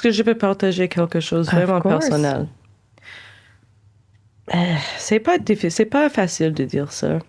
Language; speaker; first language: French; non-native, local second language; English